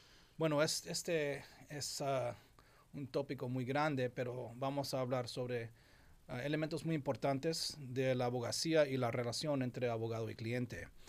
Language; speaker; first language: Spanish; non-native, fluent; English